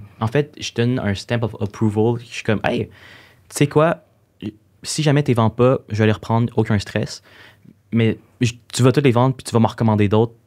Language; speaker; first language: French; native; French